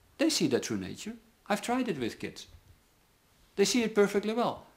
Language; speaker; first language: English; non-native, fluent; Dutch